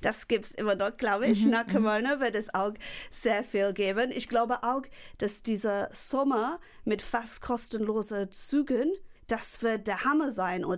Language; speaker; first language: German; non-native, fluent; English